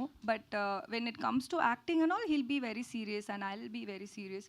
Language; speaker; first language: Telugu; non-native, learner; Tamil